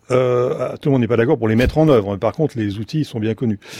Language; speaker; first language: French; native; French